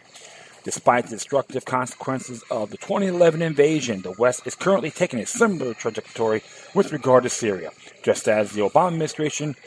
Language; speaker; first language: English; native; English